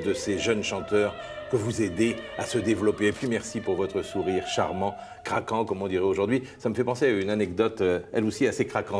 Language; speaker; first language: French; native; French